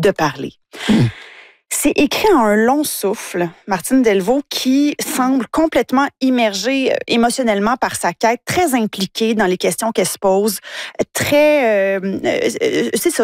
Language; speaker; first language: French; native; French